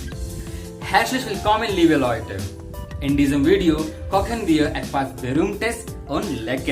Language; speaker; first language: German; non-native, fluent; Hindi